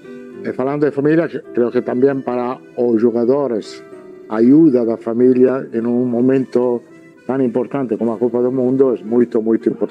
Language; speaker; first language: Portuguese; non-native, learner; Italian